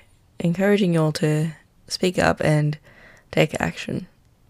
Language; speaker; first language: English; non-native, local second language; Filipino